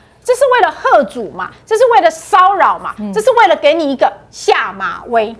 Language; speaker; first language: Chinese; native; Chinese